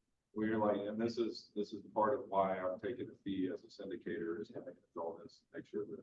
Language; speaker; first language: English; native; English